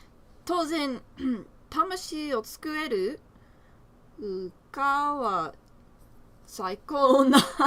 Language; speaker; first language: Japanese; non-native, learner; English